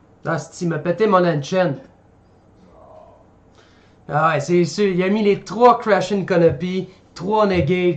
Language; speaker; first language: French; native; French